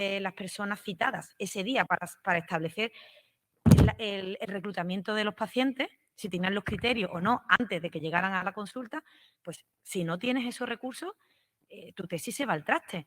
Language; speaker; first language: Spanish; native; Spanish